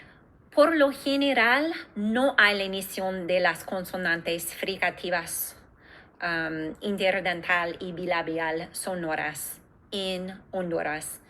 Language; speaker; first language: Spanish; non-native, fluent; English